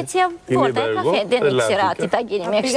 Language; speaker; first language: Greek; non-native, learner; Romanian